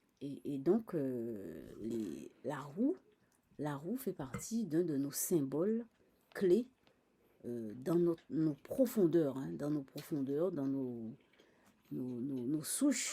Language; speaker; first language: French; native; French